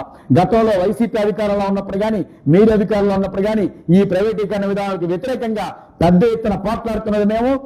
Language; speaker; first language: Telugu; native; Telugu